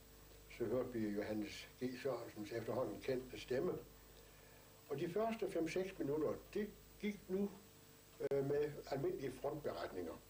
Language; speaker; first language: Danish; native; Danish